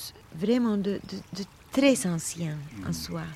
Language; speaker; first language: French; non-native, fluent; Swedish